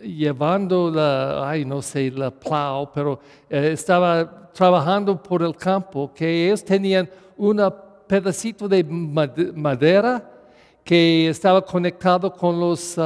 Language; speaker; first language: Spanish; non-native, fluent; English